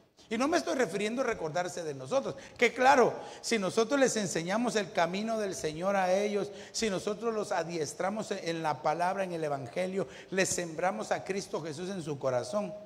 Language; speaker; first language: Spanish; native; Spanish